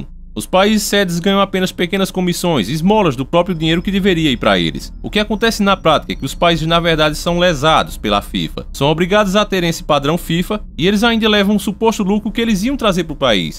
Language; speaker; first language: Portuguese; native; Portuguese